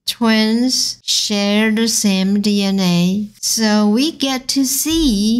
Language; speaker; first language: English; non-native, fluent; Chinese